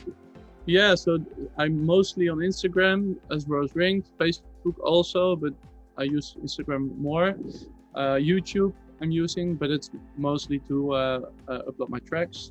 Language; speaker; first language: English; non-native, fluent; Dutch